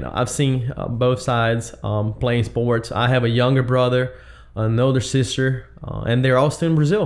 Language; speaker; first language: English; non-native, fluent; Portuguese